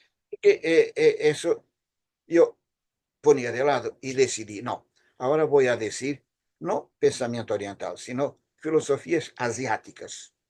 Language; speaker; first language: Spanish; non-native, fluent; Portuguese